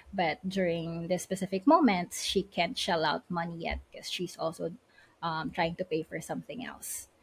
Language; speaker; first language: English; non-native, local second language; Filipino